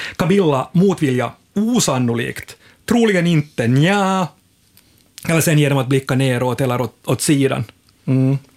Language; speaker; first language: Swedish; native; Swedish